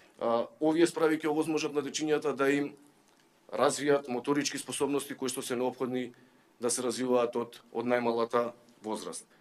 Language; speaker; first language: Macedonian; native; Macedonian